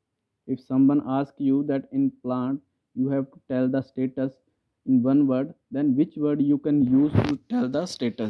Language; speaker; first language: English; non-native, local second language; Punjabi